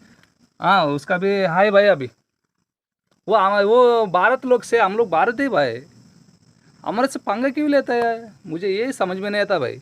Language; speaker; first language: Hindi; non-native, local second language; Telugu